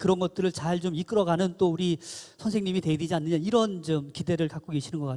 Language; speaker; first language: Korean; native; Korean